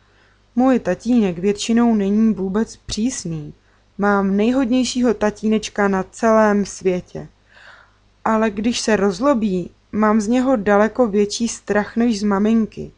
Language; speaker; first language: Czech; native; Czech